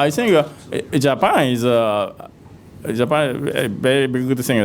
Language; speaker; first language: English; non-native, fluent; Japanese